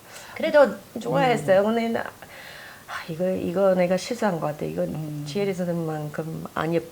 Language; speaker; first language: Korean; non-native, fluent; English